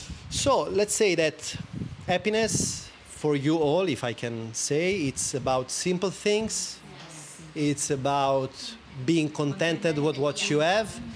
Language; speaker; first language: English; non-native, fluent; Italian